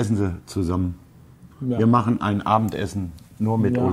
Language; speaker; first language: German; native; German